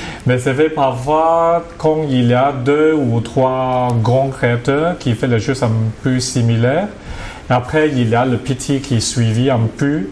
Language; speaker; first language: French; non-native, learner; Cantonese